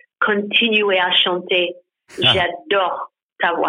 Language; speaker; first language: French; non-native, learner; English